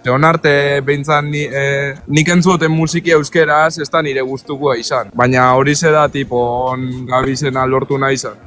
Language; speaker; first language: Basque; native; Basque